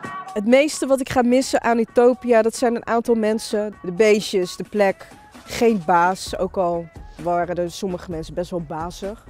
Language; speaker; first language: Dutch; native; Dutch